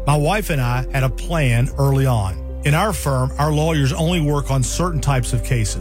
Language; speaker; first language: English; native; English